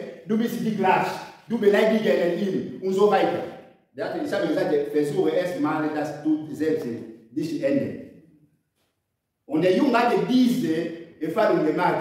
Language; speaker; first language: German; non-native, learner; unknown